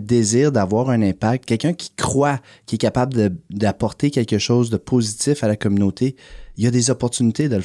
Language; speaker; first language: French; native; French